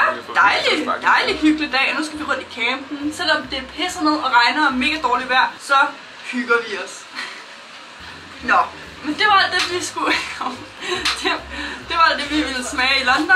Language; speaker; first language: Danish; native; Danish